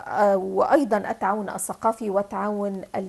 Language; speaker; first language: Arabic; native; Arabic